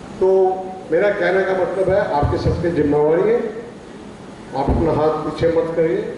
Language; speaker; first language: Hindi; non-native, local second language; Punjabi